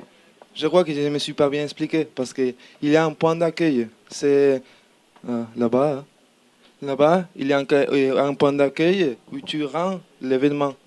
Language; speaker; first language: French; non-native, learner; Spanish